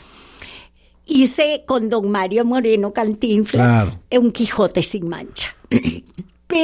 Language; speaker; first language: Spanish; native; Spanish